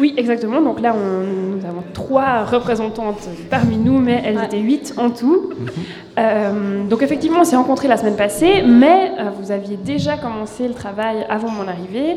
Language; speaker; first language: French; native; French